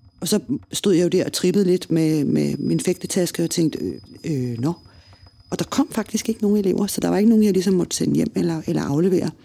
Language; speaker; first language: Danish; native; Danish